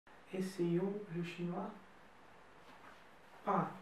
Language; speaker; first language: French; non-native, fluent; Russian